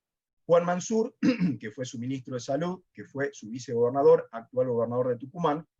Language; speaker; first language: Spanish; native; Spanish